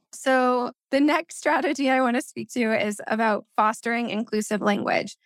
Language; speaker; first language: English; early bilingual, other home language; Spanish